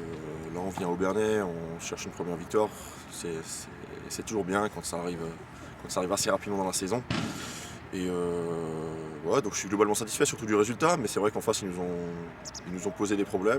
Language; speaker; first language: French; native; French